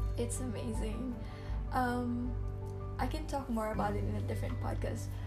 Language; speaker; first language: English; non-native, local second language; Bikol